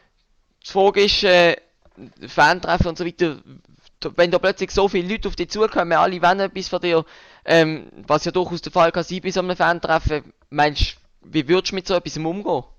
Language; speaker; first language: German; native; German